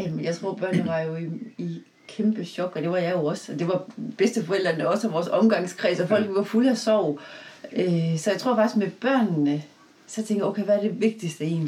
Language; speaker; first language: Danish; native; Danish